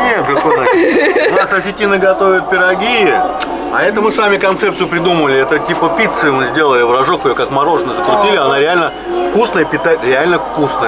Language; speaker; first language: Russian; native; Russian